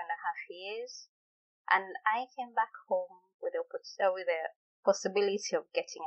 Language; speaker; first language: English; non-native, local second language; Gusii